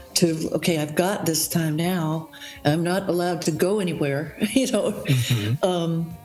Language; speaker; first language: English; native; English